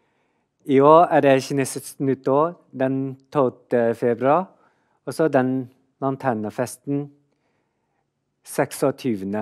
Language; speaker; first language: Norwegian; non-native, fluent; Chinese